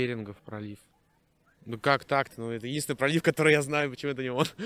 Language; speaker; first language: Russian; native; Russian